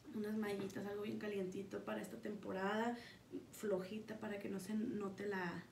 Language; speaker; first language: Spanish; early bilingual, heritage; Spanish